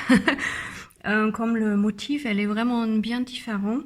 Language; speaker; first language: French; non-native, learner; German